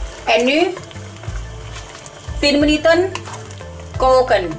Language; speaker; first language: Dutch; non-native, learner; Thai